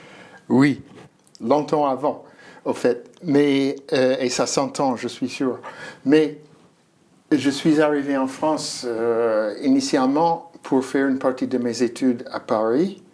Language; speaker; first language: French; non-native, fluent; English